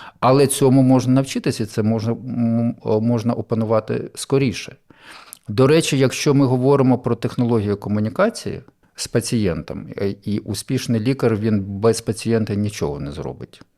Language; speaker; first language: Ukrainian; native; Ukrainian